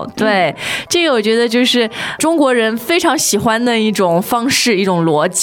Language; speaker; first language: Chinese; native; Chinese